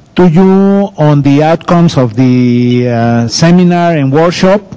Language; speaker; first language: English; non-native, fluent; Spanish